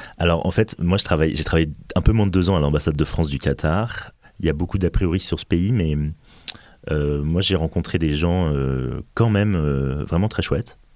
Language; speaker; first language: French; native; French